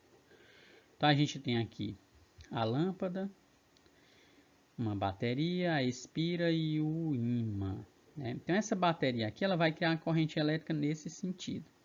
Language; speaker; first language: Portuguese; native; Portuguese